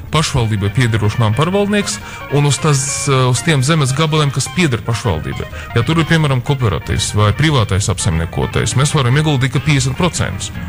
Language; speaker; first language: Latvian; non-native, local second language; Russian